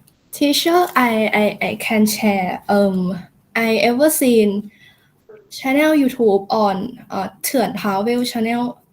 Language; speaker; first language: English; non-native, learner; Thai